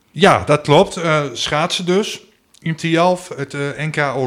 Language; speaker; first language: Dutch; native; Dutch